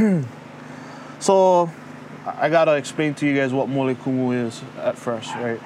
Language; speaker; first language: English; early bilingual, other home language; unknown